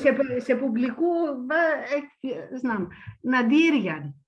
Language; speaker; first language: Macedonian; early bilingual, heritage; Greek